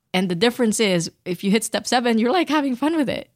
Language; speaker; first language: English; early bilingual, other home language; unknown